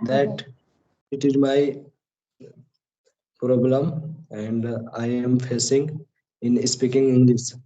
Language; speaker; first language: English; non-native, learner; Hindi